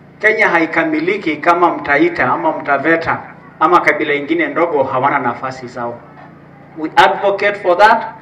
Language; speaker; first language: Swahili; non-native, local second language; Masai